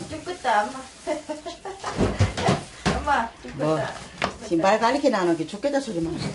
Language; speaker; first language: Korean; native; Korean